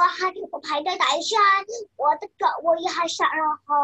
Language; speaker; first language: Cantonese; early bilingual, other home language; Chinese